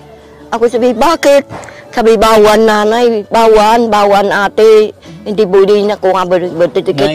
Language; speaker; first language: Filipino; non-native, learner; Vietnamese